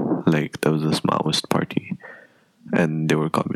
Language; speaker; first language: English; non-native, local second language; Tibetan